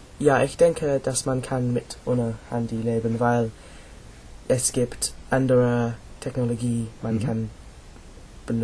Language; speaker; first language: German; non-native, learner; English